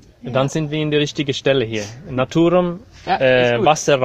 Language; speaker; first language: German; non-native, learner; Swedish